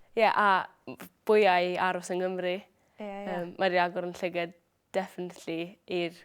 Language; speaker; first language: Welsh; native; Welsh